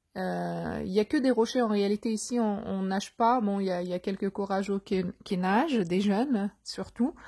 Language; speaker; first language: French; non-native, local second language; Arabic